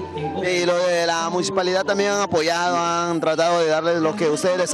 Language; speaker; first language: Spanish; native; Spanish